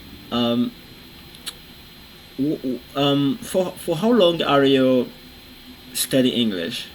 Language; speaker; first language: English; non-native, fluent; Portuguese